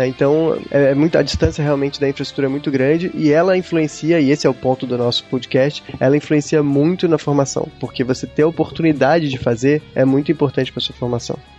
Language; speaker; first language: Portuguese; native; Portuguese